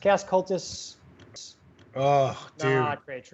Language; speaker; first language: English; native; English